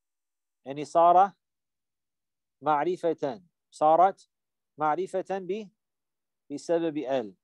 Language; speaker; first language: Arabic; non-native, fluent; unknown